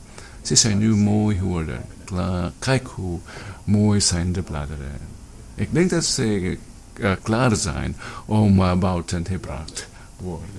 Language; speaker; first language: Dutch; non-native, learner; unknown